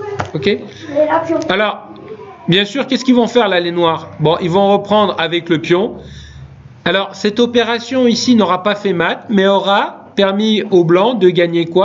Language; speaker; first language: French; native; French